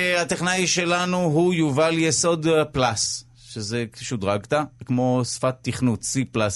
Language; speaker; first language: Hebrew; native; Hebrew